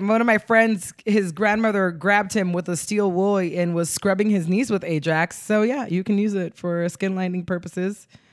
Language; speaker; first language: English; early bilingual, other home language; Spanish